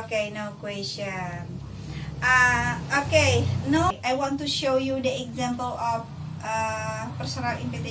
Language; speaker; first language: English; non-native, learner; Indonesian